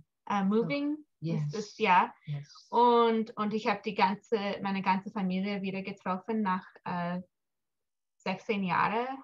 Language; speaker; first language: German; early bilingual, heritage; English